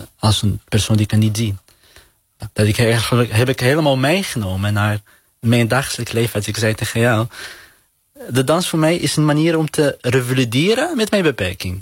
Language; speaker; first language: Dutch; non-native, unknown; Arabic